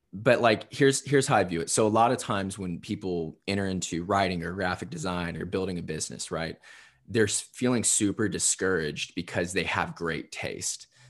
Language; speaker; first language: English; native; English